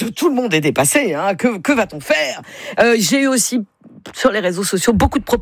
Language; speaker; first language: French; native; French